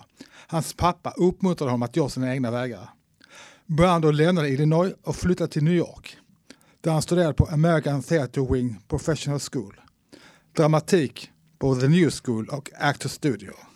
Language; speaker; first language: Swedish; native; Swedish